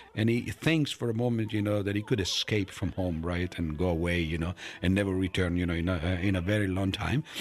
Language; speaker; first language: English; non-native, fluent; Italian